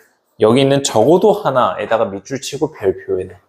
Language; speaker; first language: Korean; native; Korean